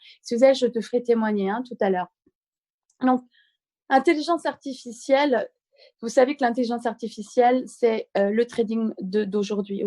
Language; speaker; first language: French; native; French